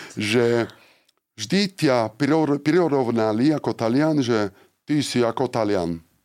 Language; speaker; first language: Slovak; non-native, fluent; Italian